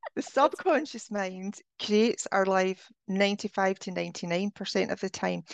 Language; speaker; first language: English; native; English